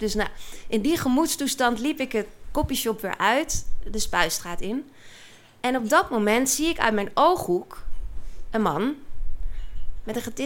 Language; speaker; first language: Dutch; native; Dutch